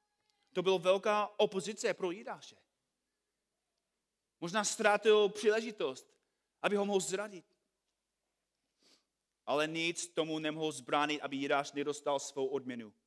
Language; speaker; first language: Czech; non-native, fluent; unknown